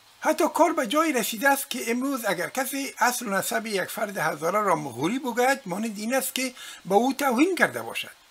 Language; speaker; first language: Persian; non-native, local second language; Pashto